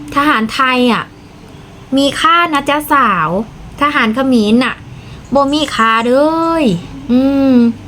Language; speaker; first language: Thai; non-native, local second language; Lao